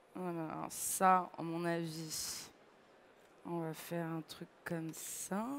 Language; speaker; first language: French; native; French